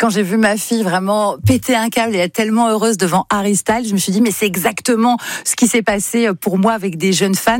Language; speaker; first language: French; native; French